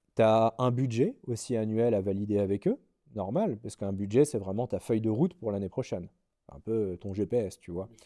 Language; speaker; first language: French; native; French